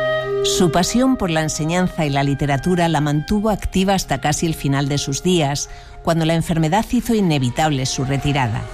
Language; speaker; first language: Spanish; native; Spanish